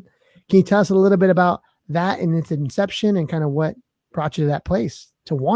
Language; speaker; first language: English; native; English